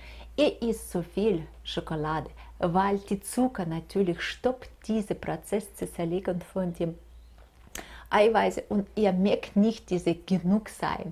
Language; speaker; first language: German; non-native, fluent; Russian